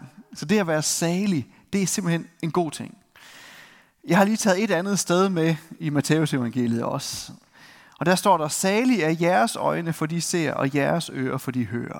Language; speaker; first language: Danish; native; Danish